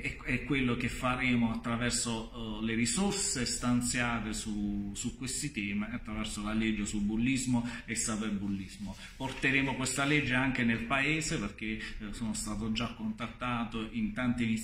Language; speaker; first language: Italian; native; Italian